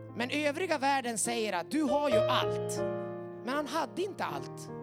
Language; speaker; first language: Swedish; native; Swedish